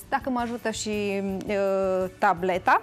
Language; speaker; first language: Romanian; native; Romanian